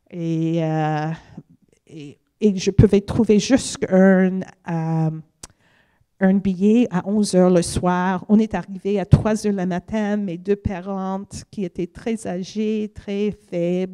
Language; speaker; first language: French; non-native, fluent; English